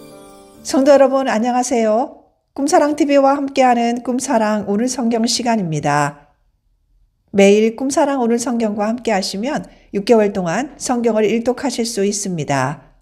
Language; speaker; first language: Korean; native; Korean